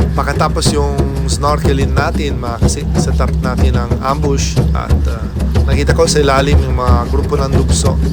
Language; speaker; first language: Filipino; non-native, fluent; Italian